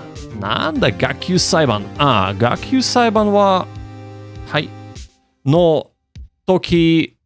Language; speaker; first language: Japanese; non-native, learner; English